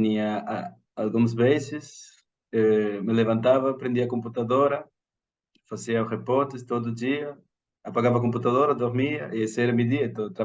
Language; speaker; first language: Portuguese; non-native, fluent; Spanish